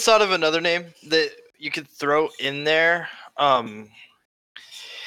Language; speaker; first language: English; native; English